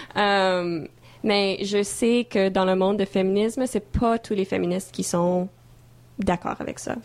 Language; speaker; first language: French; non-native, fluent; English